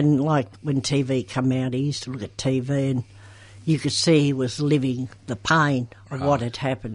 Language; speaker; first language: English; native; English